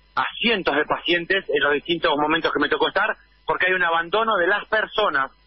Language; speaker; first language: Spanish; native; Spanish